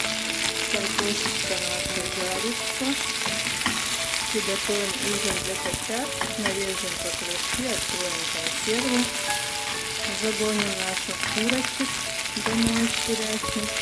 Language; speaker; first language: Russian; non-native, local second language; Chechen